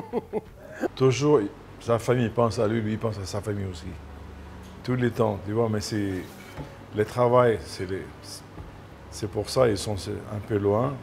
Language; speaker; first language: French; non-native, learner; Arabic